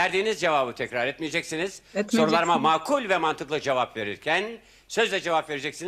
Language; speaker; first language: Turkish; non-native, learner; Ukrainian